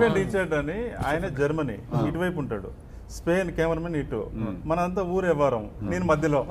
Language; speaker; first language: Telugu; native; Telugu